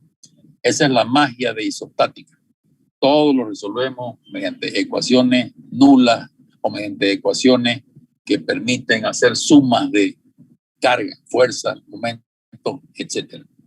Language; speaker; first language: Spanish; native; Spanish